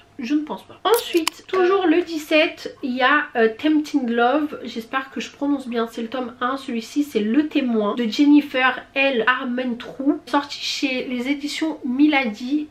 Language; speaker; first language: French; early bilingual, other home language; Portuguese